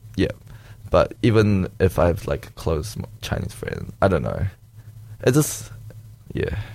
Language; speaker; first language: English; early bilingual, other home language; Chinese